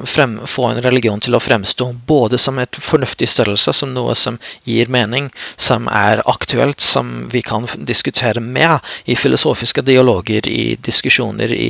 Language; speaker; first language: Norwegian; non-native, fluent; English